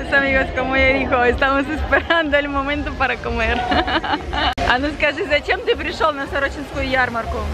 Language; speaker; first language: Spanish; non-native, fluent; Russian